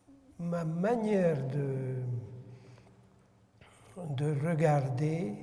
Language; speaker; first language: French; non-native, fluent; Hungarian